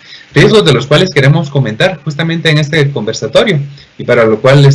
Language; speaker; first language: Spanish; native; Spanish